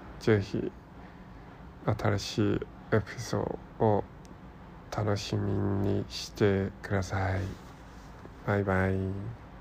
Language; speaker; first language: Japanese; non-native, learner; Cantonese